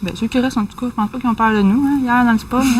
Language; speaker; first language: French; native; French